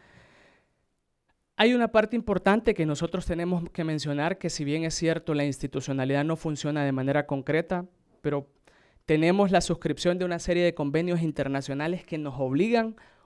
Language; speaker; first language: Spanish; native; Spanish